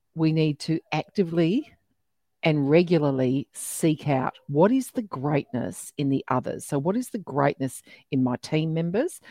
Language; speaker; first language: English; native; English